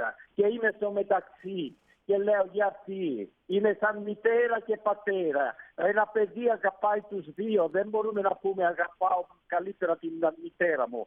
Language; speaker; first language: Greek; non-native, fluent; Italian